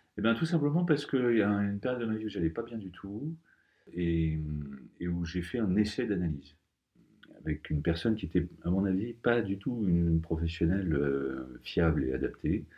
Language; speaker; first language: French; native; French